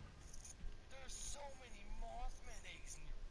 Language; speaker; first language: English; native; English